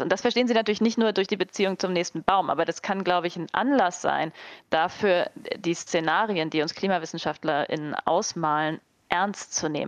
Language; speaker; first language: German; native; German